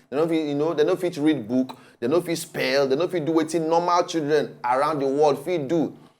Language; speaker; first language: Nigerian Pidgin; non-native, local second language; Yoruba